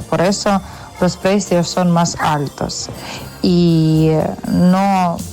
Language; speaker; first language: Spanish; non-native, fluent; Ukrainian